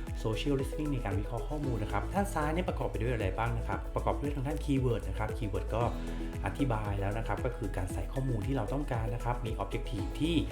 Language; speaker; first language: Thai; native; Thai